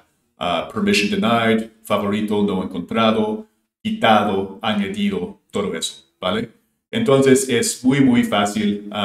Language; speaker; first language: Spanish; non-native, fluent; English